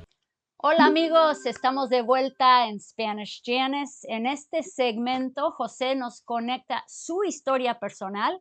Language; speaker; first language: Spanish; early bilingual, other home language; English